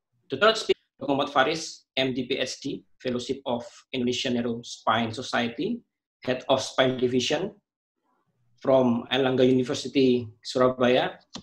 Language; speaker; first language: English; non-native, fluent; Indonesian